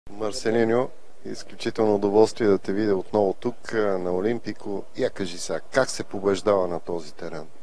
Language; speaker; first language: Bulgarian; native; Bulgarian